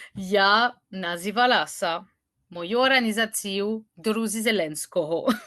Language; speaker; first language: Ukrainian; non-native, fluent; French